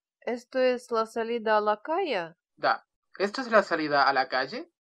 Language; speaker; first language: Spanish; non-native, fluent; Russian